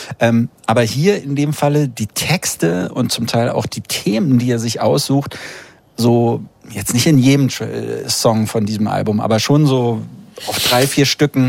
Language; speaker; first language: German; native; German